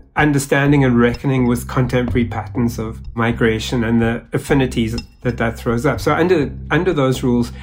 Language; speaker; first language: English; native; English